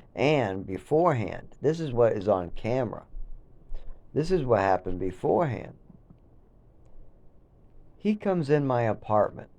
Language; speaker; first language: English; native; English